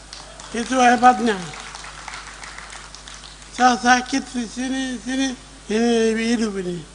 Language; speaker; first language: Indonesian; non-native, local second language; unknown